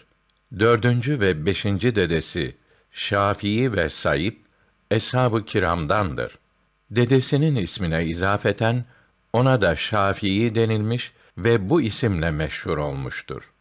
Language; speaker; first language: Turkish; native; Turkish